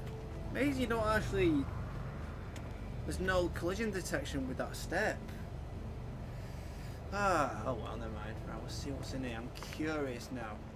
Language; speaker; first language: English; native; English